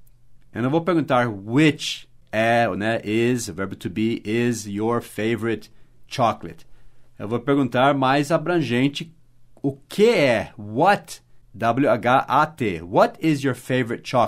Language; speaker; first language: Portuguese; non-native, fluent; English